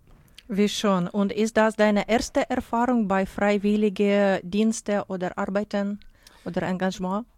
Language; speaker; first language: German; non-native, learner; Ukrainian